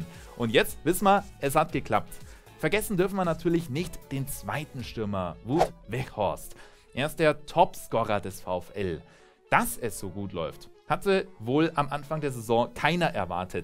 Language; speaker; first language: German; native; German